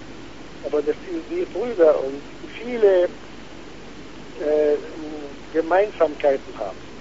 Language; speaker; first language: German; non-native, fluent; Arabic